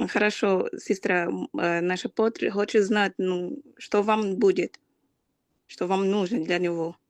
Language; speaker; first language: Russian; non-native, learner; Portuguese